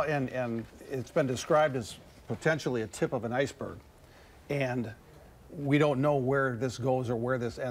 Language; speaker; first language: English; native; English